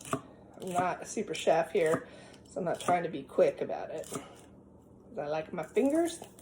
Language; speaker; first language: English; native; English